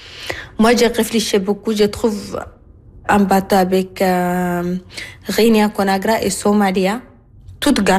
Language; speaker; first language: French; non-native, learner; Arabic